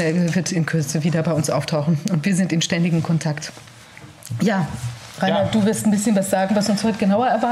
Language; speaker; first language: German; native; German